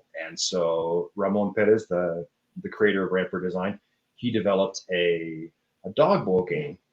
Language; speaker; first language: English; native; English